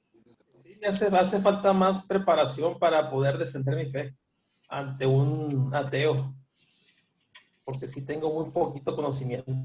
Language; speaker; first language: Spanish; native; Spanish